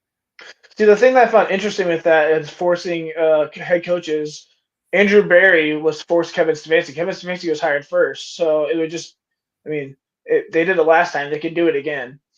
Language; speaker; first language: English; native; English